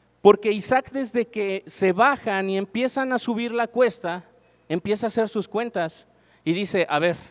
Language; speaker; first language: Spanish; native; Spanish